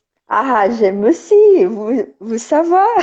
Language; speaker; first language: French; non-native, learner; Portuguese